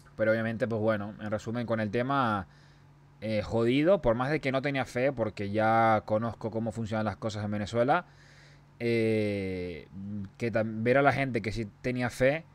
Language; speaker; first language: Spanish; native; Spanish